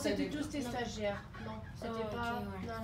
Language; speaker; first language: French; non-native, fluent; German